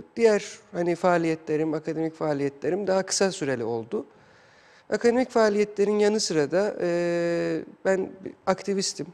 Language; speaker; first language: Turkish; non-native, fluent; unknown